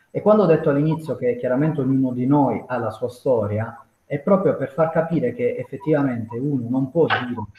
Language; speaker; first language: Italian; native; Italian